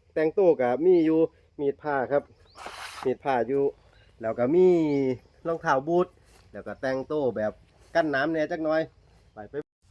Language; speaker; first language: Thai; native; Thai